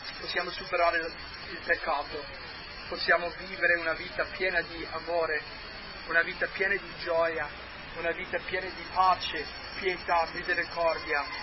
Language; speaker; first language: Italian; non-native, fluent; English